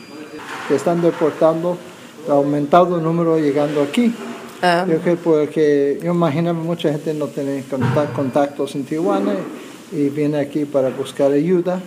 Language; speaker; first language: Spanish; non-native, fluent; English